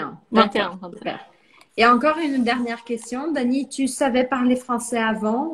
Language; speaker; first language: French; non-native, fluent; Portuguese